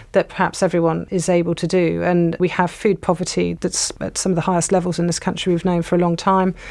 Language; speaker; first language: English; native; English